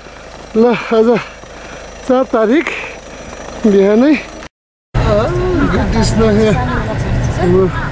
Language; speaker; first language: German; non-native, learner; Nepali